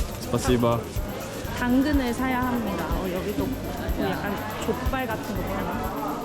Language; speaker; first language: Korean; native; Korean